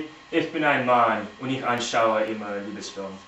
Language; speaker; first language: German; non-native, learner; English